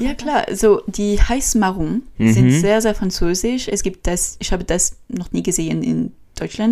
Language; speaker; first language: German; non-native, learner; French